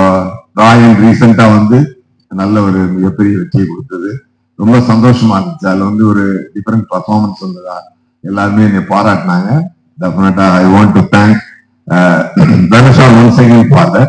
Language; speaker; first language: Tamil; native; Tamil